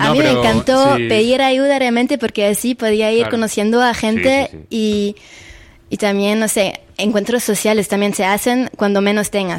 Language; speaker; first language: Spanish; non-native, fluent; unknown